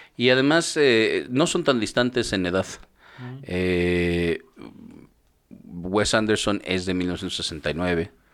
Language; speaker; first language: Spanish; native; Spanish